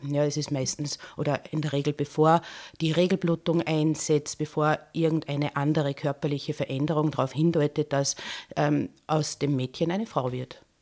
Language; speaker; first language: German; native; German